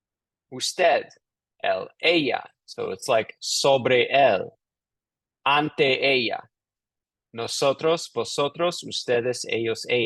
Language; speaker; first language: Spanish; non-native, fluent; English